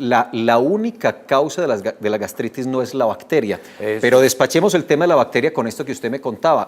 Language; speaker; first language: Spanish; native; Spanish